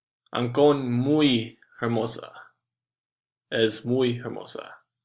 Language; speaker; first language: Spanish; non-native, learner; English